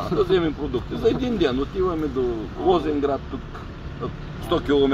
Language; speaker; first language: Russian; non-native, learner; Bulgarian